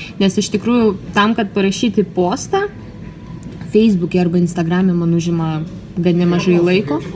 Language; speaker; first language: Lithuanian; non-native, local second language; Russian